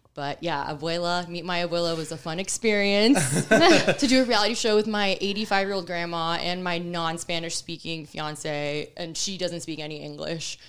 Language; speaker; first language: English; native; English